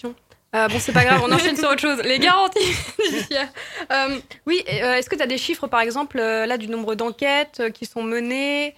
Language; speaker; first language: French; native; French